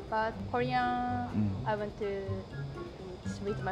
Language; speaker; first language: English; non-native, learner; Japanese